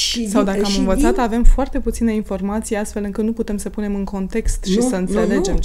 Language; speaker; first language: Romanian; native; Romanian